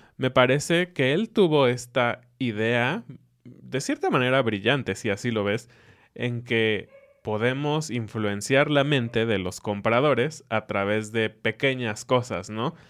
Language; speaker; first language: Spanish; native; Spanish